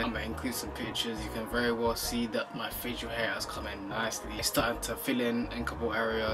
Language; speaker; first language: English; native; English